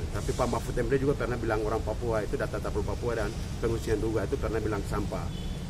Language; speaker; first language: Indonesian; native; Indonesian